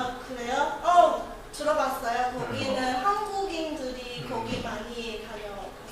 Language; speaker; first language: Korean; non-native, learner; Chinese